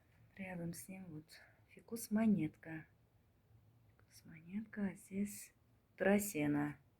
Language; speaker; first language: Russian; non-native, learner; Turkmen